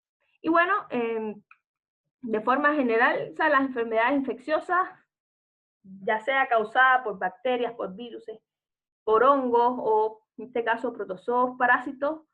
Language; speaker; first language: Spanish; native; Spanish